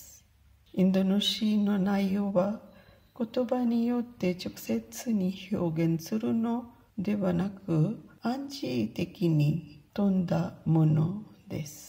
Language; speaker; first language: Japanese; non-native, fluent; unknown